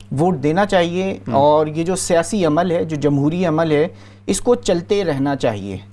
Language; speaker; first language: Urdu; native; Urdu